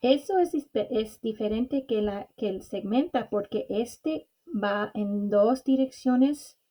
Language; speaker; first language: Spanish; non-native, learner; English